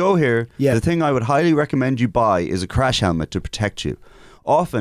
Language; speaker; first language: English; native; English